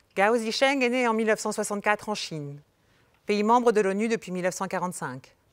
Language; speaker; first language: French; native; French